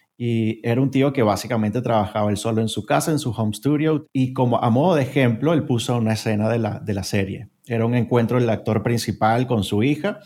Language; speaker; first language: Spanish; native; Spanish